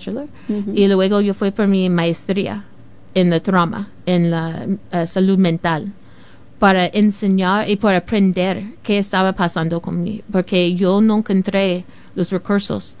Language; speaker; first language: Spanish; non-native, learner; English